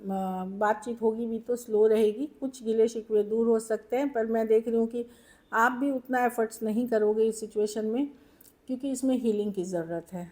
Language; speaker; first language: Hindi; native; Hindi